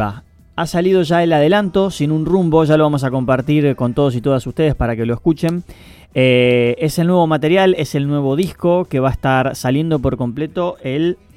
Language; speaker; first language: Spanish; native; Spanish